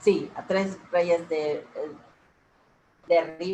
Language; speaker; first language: Spanish; native; Spanish